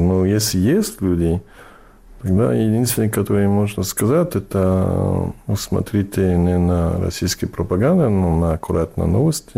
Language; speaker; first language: Russian; non-native, fluent; English